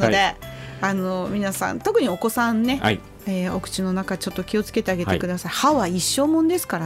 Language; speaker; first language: Japanese; native; Japanese